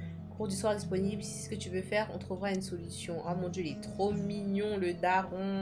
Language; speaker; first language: French; native; French